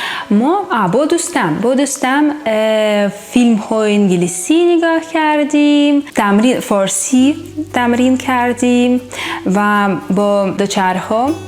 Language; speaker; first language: Persian; non-native, learner; Russian